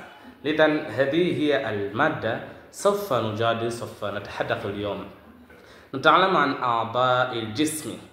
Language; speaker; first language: Arabic; non-native, fluent; Swahili